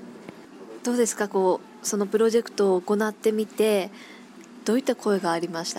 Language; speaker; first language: Japanese; native; Japanese